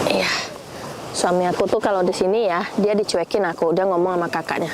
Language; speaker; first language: Indonesian; native; Indonesian